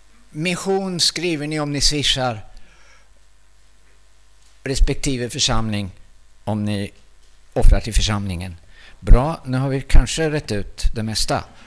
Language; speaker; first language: Swedish; native; Swedish